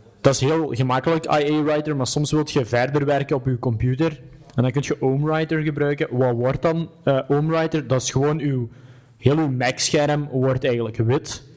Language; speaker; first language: Dutch; native; Dutch